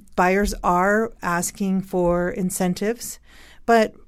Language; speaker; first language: English; native; English